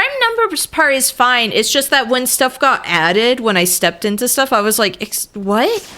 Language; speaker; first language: English; native; English